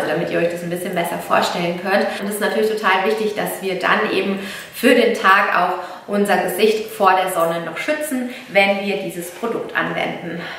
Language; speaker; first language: German; early bilingual, other home language; Italian